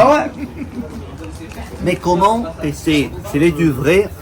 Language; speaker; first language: French; non-native, fluent; Arabic